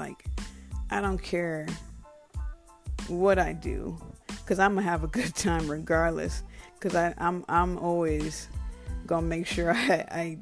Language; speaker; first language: English; native; English